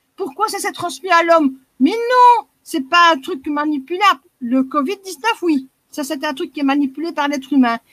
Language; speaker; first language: French; native; French